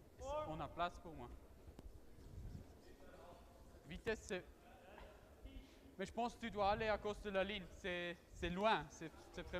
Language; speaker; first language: French; non-native, local second language; German